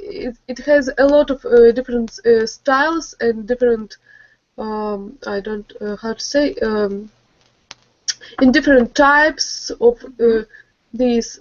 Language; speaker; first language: English; non-native, learner; Russian